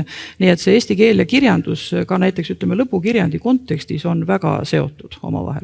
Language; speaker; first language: Estonian; native; Estonian